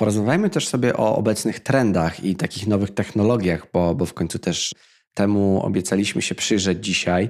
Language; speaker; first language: Polish; native; Polish